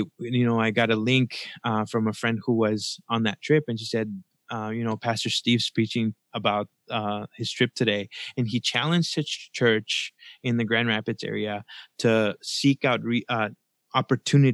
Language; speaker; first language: English; early bilingual, other home language; Spanish